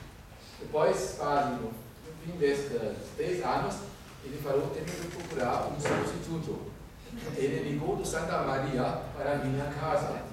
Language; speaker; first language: Portuguese; non-native, fluent; German